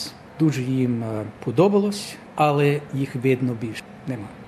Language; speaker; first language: Ukrainian; early bilingual, heritage; Ukrainian